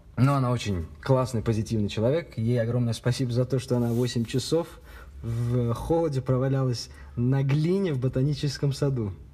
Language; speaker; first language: Russian; non-native, local second language; Uzbek